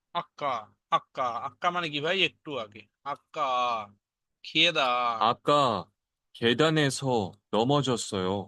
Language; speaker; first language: Bangla; native; Bangla